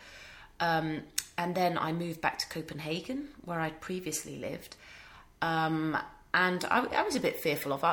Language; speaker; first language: English; native; English